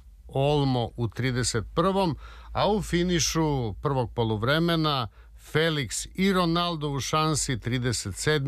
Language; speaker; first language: Serbian; native; Serbian